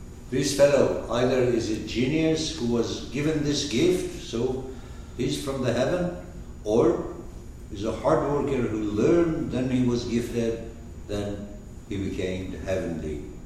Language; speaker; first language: English; non-native, fluent; Persian